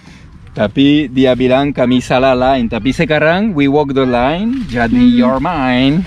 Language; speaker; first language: Indonesian; non-native, learner; French